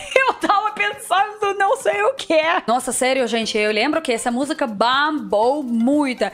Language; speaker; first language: Portuguese; non-native, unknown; Russian